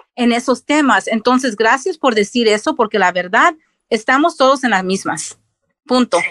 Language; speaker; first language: Spanish; early bilingual, heritage; Spanish